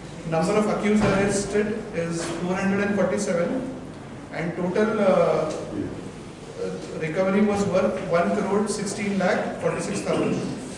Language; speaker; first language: English; non-native, local second language; Marathi